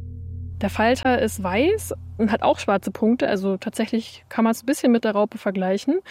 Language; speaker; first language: German; native; German